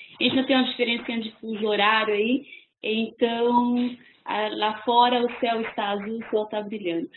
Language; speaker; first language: Portuguese; native; Portuguese